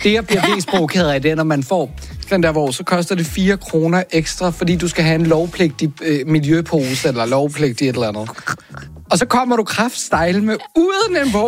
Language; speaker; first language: Danish; native; Danish